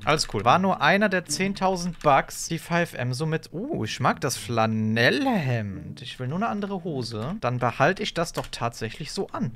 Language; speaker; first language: German; native; German